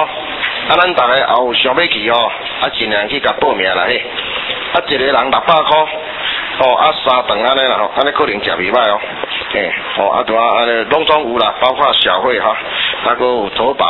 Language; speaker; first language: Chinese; non-native, local second language; Min Nan Chinese